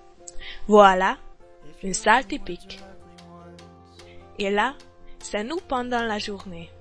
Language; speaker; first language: French; non-native, learner; Hungarian